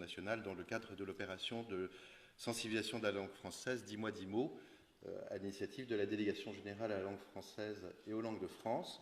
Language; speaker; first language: French; native; French